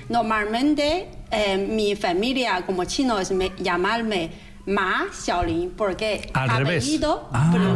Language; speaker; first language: Spanish; non-native, learner; Chinese